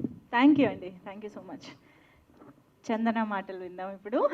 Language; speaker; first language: Telugu; native; Telugu